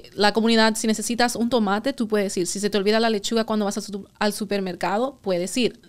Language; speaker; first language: Spanish; early bilingual, heritage; Spanish